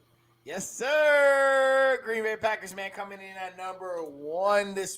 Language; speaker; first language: English; native; English